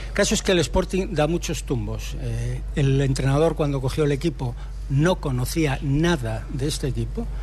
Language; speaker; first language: Spanish; native; Spanish